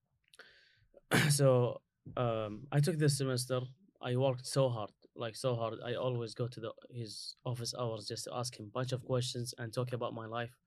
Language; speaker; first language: English; non-native, learner; Arabic